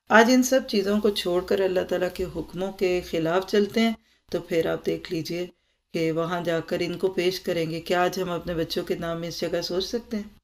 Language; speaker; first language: Urdu; native; Urdu